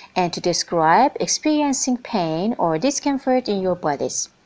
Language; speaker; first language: English; non-native, fluent; Persian